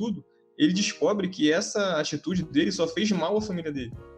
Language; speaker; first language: Portuguese; native; Portuguese